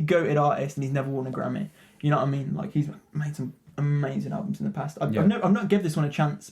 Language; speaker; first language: English; native; English